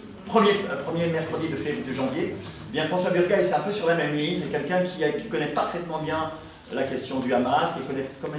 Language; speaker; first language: French; native; French